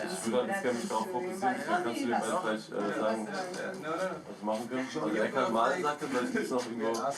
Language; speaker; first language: German; native; German